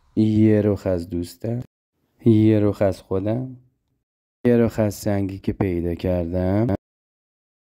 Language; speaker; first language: Persian; native; Persian